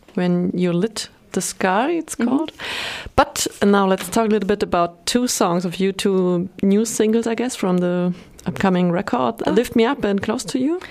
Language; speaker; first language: English; non-native, fluent; German